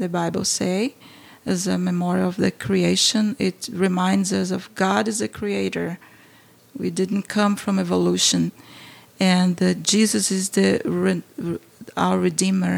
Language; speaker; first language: English; non-native, fluent; Portuguese